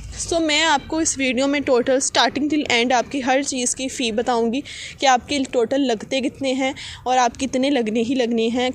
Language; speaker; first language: Urdu; non-native, local second language; Punjabi